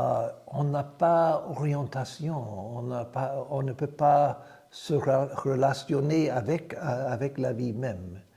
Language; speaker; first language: French; non-native, fluent; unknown